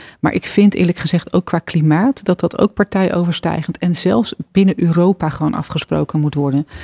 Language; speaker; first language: Dutch; native; Dutch